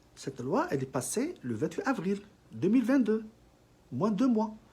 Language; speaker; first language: French; non-native, local second language; Arabic